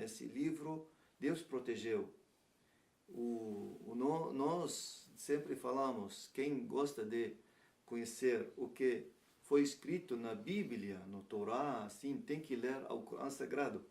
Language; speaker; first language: Portuguese; non-native, learner; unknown